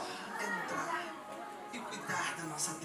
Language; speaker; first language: Portuguese; native; Portuguese